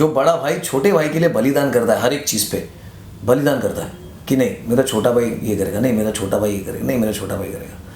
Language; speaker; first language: Hindi; non-native, local second language; Marathi